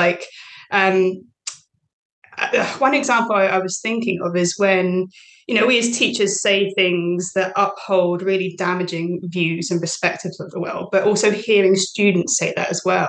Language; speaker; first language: English; native; English